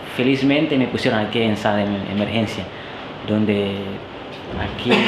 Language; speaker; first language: Spanish; non-native, fluent; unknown